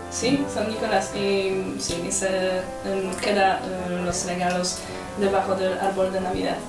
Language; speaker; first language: Spanish; non-native, fluent; Polish